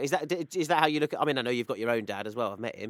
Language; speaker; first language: English; native; English